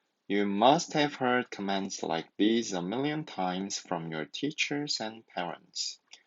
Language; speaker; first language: English; non-native, fluent; Korean